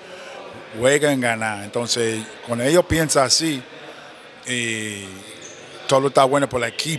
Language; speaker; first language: Spanish; non-native, learner; English